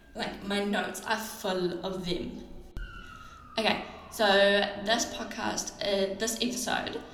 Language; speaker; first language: English; native; English